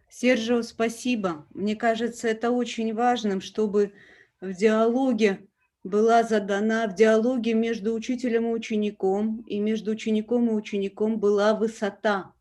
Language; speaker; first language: Russian; native; Russian